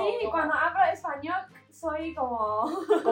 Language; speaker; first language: Spanish; non-native, learner; Chinese